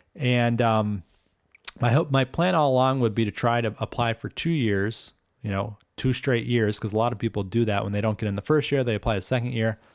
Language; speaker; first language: English; native; English